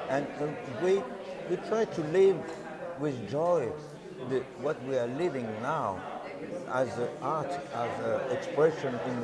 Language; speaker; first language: English; non-native, fluent; Italian